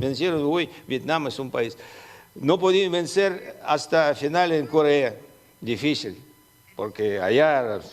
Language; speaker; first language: Spanish; non-native, fluent; Russian